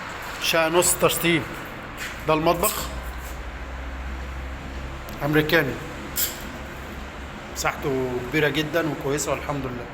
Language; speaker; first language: Arabic; native; Arabic